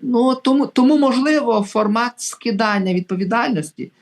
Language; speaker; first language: Ukrainian; native; Ukrainian